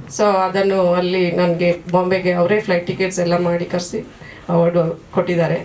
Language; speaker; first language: Kannada; native; Kannada